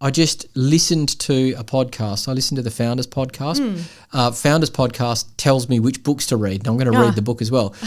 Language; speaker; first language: English; native; English